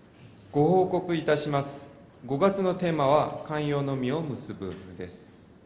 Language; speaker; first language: Japanese; non-native, fluent; Korean